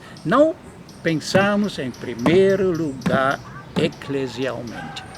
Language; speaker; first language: Portuguese; non-native, fluent; German